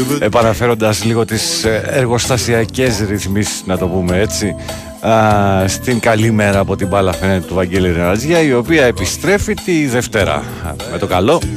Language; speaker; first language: Greek; native; Greek